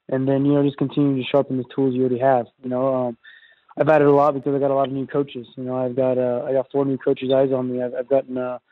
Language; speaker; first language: English; native; English